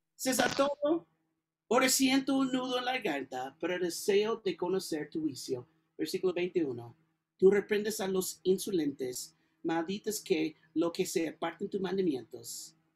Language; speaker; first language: Spanish; non-native, learner; English